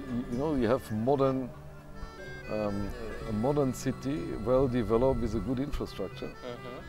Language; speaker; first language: English; non-native, fluent; German